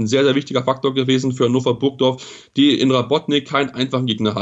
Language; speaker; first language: German; native; German